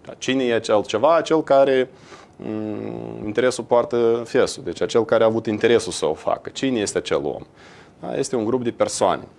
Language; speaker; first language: Romanian; native; Romanian